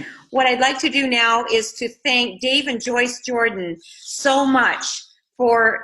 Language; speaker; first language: English; native; English